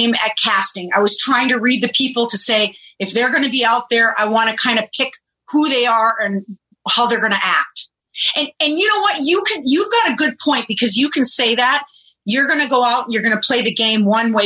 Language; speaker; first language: English; early bilingual, other home language; German